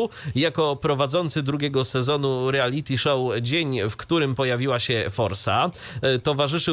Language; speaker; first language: Polish; native; Polish